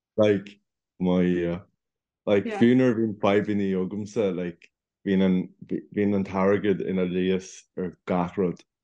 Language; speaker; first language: Irish; non-native, local second language; English